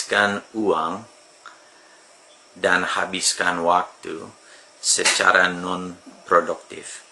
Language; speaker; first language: Indonesian; non-native, fluent; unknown